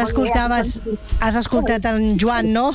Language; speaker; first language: Catalan; native; Catalan